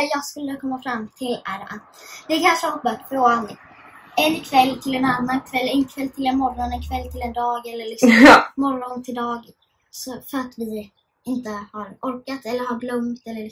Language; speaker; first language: Swedish; native; Swedish